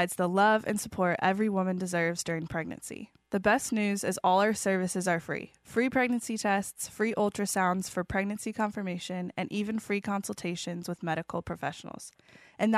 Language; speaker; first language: English; native; English